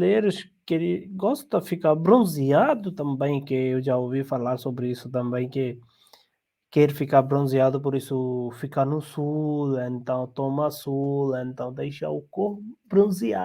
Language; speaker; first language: Portuguese; non-native, learner; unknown